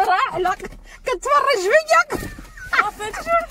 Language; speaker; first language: Arabic; native; Arabic